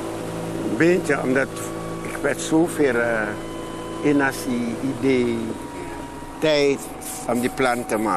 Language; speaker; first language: Dutch; non-native, local second language; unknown